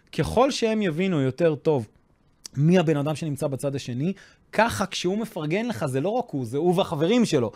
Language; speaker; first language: Hebrew; non-native, fluent; English